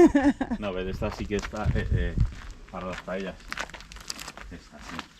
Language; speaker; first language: Spanish; native; Spanish